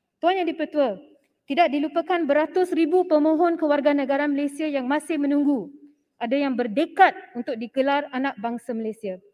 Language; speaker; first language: Malay; non-native, local second language; Tamil